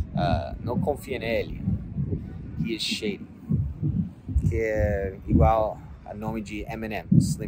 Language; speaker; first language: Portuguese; non-native, fluent; English